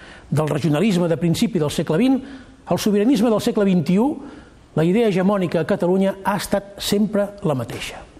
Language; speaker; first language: Catalan; native; Catalan